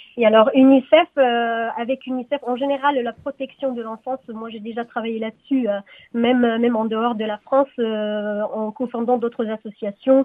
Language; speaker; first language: French; non-native, local second language; Arabic